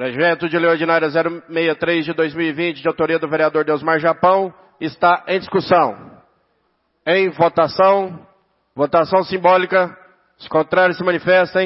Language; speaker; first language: Portuguese; native; Portuguese